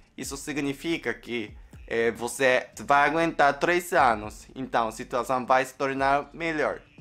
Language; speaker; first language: Portuguese; non-native, learner; Japanese